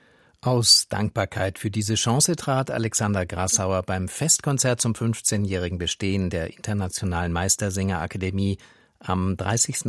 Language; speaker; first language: German; native; German